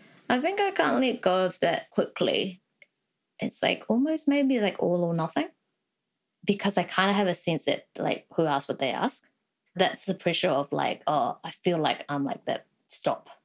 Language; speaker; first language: English; early bilingual, other home language; Vietnamese